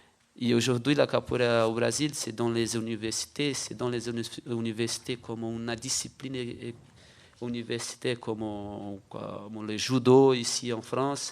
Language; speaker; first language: French; non-native, fluent; Portuguese